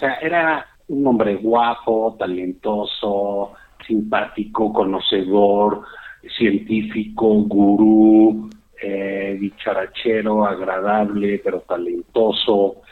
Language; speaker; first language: Spanish; native; Spanish